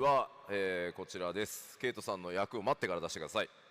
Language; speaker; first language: Japanese; native; Japanese